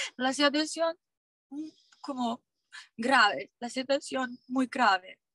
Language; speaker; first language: Spanish; non-native, learner; Ukrainian